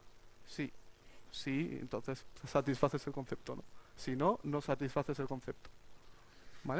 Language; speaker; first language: Spanish; native; Spanish